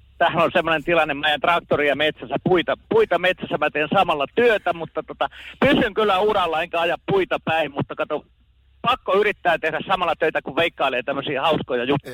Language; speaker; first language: Finnish; native; Finnish